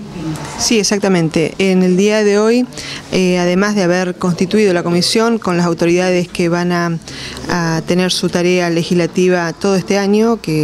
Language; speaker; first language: Spanish; native; Spanish